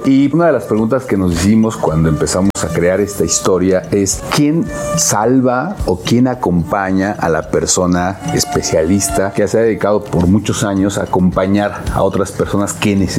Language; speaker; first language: Spanish; native; Spanish